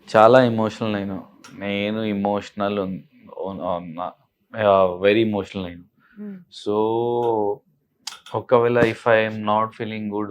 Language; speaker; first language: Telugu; non-native, learner; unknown